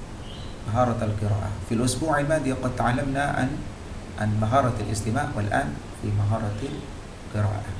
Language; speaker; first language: Arabic; non-native, fluent; Indonesian